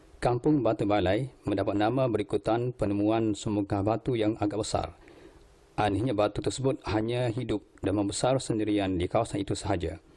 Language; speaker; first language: Malay; native; Malay